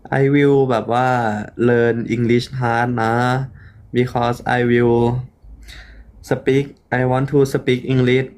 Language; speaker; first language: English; non-native, learner; Thai